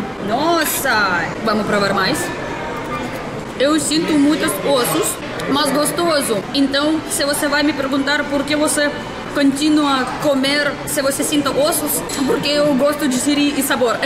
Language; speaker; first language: Portuguese; non-native, learner; Russian